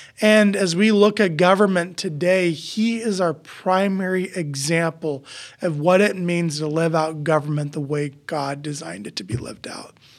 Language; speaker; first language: English; native; English